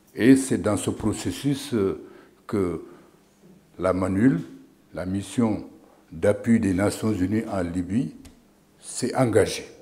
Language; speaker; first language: French; non-native, local second language; Wolof